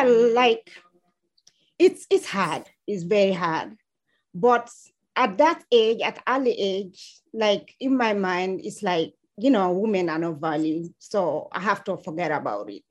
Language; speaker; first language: English; non-native, local second language; Fula